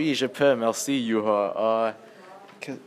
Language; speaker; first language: French; non-native, learner; English